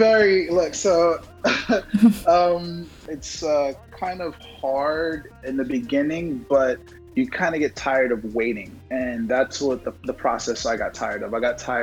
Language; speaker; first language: English; native; English